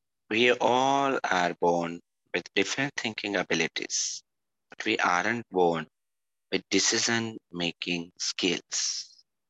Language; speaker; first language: English; non-native, local second language; Gujarati